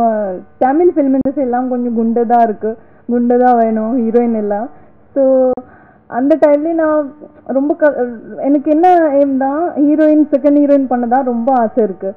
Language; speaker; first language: Tamil; non-native, learner; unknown